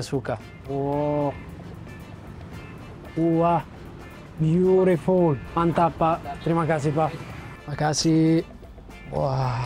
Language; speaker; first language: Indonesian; non-native, learner; Italian